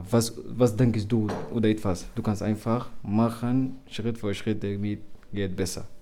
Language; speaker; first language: German; non-native, learner; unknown